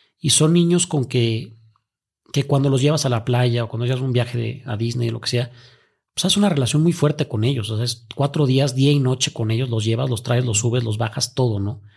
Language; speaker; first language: Spanish; native; Spanish